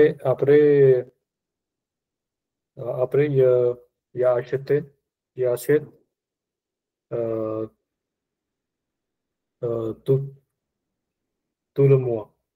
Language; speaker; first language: French; non-native, learner; Punjabi